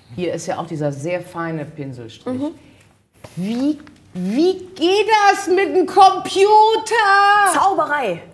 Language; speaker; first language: German; native; German